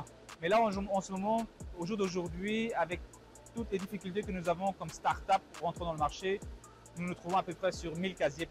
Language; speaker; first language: French; non-native, local second language; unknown